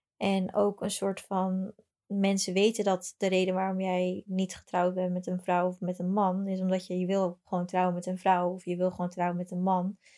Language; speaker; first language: Dutch; early bilingual, other home language; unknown